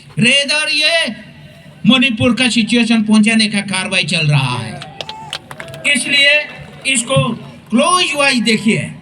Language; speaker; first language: Hindi; non-native, local second language; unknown